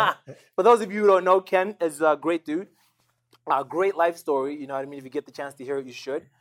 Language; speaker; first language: English; non-native, local second language; Shona